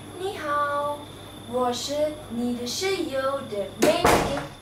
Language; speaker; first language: Chinese; non-native, learner; German